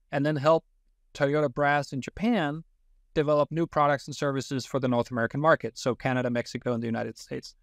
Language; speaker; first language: English; non-native, fluent; Danish